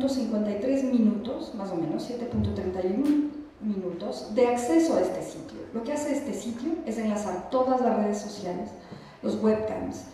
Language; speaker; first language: Spanish; native; Spanish